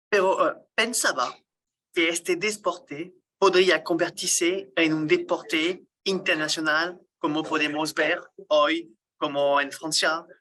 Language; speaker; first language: Spanish; non-native, learner; French